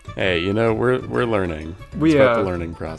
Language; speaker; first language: English; native; English